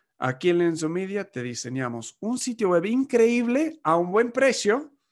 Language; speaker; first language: Spanish; non-native, fluent; English